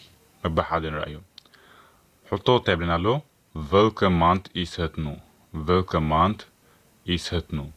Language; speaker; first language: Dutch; non-native, fluent; Tigrinya